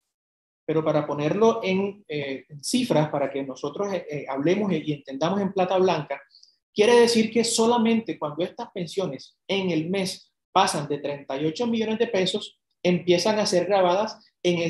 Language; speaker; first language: Spanish; native; Spanish